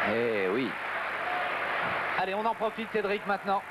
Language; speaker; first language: French; native; French